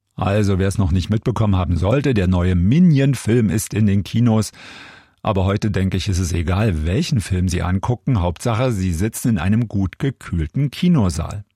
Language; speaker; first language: German; native; German